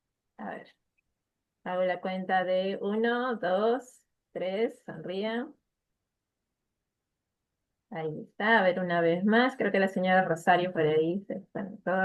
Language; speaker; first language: Spanish; native; Spanish